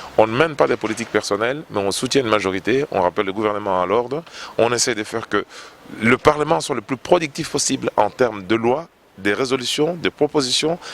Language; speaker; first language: French; non-native, local second language; Luba-Lulua